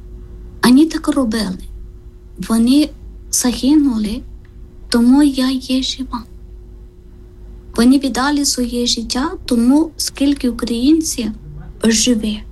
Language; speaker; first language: Ukrainian; non-native, learner; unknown